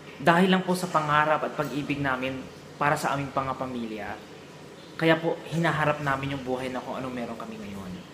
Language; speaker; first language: Filipino; native; Filipino